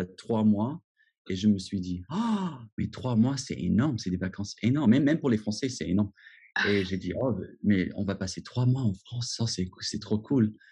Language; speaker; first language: French; non-native, fluent; English